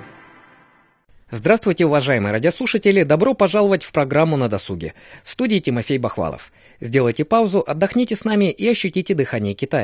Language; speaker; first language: Russian; native; Russian